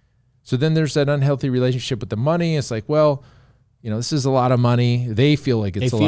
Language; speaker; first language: English; native; English